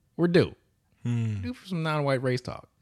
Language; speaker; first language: English; native; English